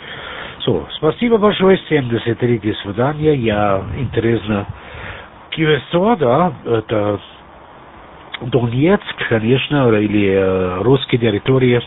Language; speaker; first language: Russian; non-native, learner; German